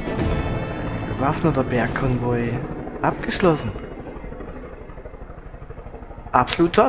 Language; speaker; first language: German; native; German